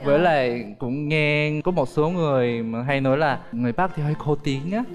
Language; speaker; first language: Vietnamese; non-native, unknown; Korean